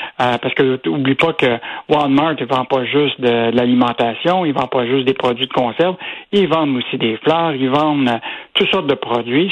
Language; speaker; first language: French; native; French